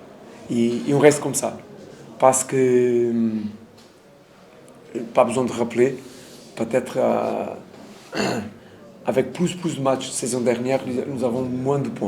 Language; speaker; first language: French; non-native, learner; Portuguese